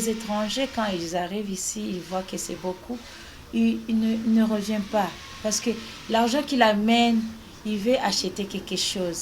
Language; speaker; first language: French; non-native, local second language; Rundi